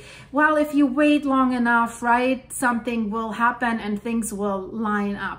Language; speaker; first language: English; non-native, fluent; German